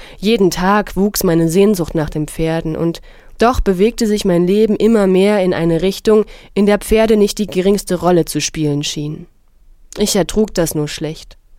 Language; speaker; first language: German; non-native, fluent; Arabic